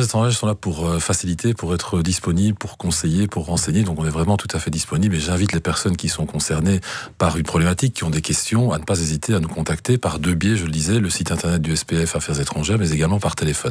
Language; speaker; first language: French; native; French